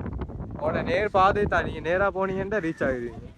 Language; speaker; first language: Tamil; native; Tamil